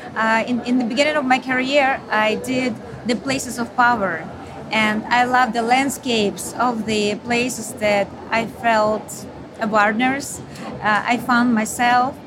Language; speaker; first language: English; non-native, learner; Ukrainian